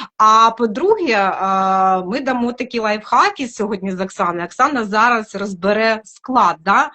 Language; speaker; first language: Ukrainian; non-native, local second language; Russian